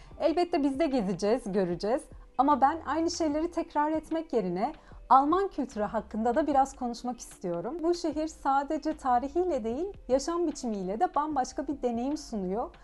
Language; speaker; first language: Turkish; early bilingual, heritage; Turkish